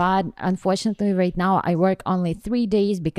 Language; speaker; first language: English; non-native, learner; Ukrainian